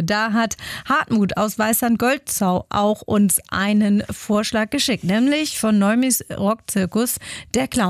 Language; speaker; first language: German; native; German